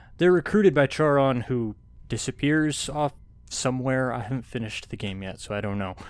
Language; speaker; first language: English; native; English